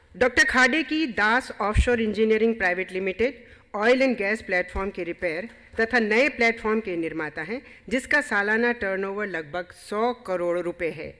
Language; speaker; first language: Hindi; native; Hindi